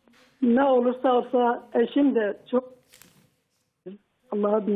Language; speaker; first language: Turkish; non-native, local second language; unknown